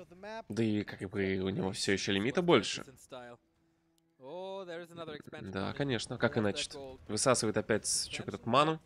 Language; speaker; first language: Russian; native; Russian